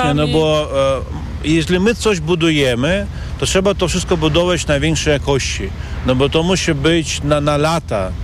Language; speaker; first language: Polish; non-native, learner; Ukrainian